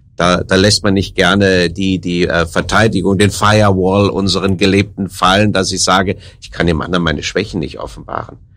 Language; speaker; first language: German; native; German